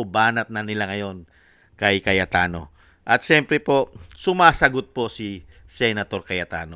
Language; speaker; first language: Filipino; native; Filipino